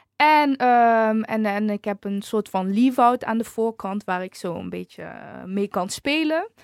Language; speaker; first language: Dutch; early bilingual, other home language; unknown